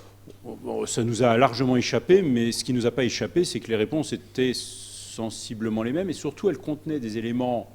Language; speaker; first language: French; native; French